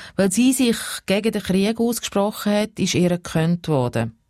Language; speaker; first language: German; native; German